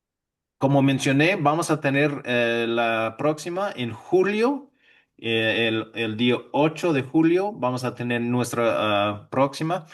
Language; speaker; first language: Spanish; non-native, fluent; English